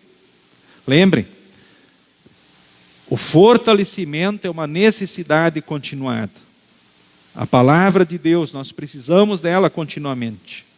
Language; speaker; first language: Portuguese; native; Portuguese